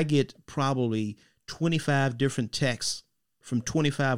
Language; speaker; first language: English; native; English